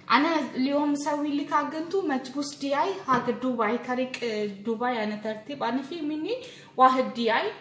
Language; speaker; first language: Arabic; non-native, learner; Amharic